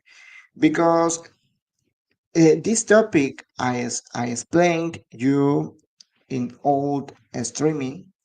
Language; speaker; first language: English; non-native, learner; Spanish